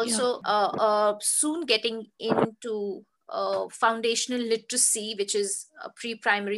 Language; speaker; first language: English; non-native, local second language; Hindi